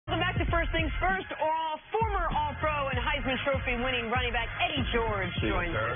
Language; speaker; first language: English; native; English